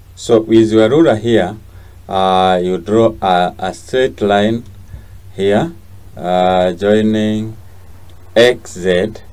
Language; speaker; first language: English; non-native, local second language; Swahili